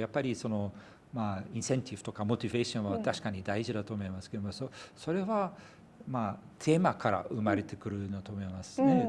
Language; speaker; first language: Japanese; non-native, fluent; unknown